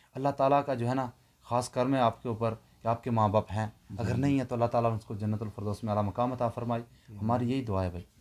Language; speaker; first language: Urdu; non-native, local second language; Punjabi